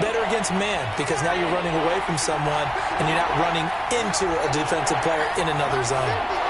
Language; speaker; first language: English; native; English